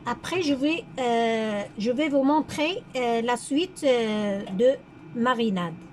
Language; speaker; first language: French; non-native, local second language; Arabic